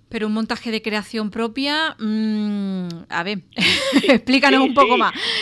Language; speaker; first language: Spanish; native; Spanish